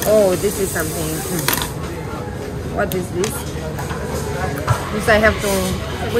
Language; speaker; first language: English; non-native, learner; Romanian